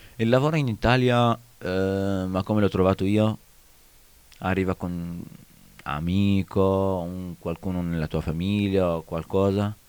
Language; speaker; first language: Italian; non-native, learner; Arabic